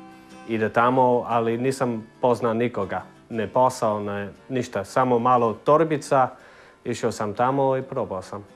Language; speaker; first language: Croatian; non-native, learner; English